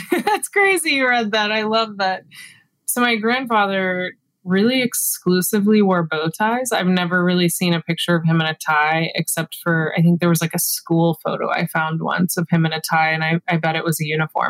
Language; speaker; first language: English; native; English